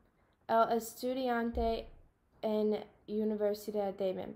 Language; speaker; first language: Spanish; non-native, learner; English